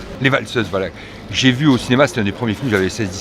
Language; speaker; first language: French; native; French